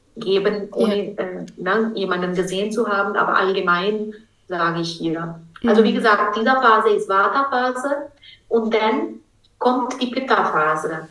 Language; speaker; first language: German; non-native, fluent; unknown